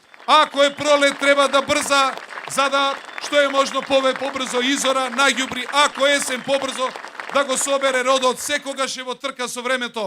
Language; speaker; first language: Macedonian; native; Macedonian